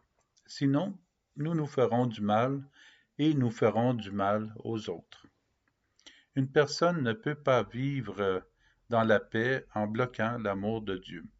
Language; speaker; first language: French; native; French